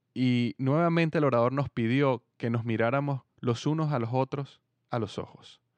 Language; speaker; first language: Spanish; native; Spanish